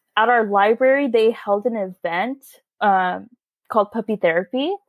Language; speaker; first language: English; early bilingual, other home language; Hindi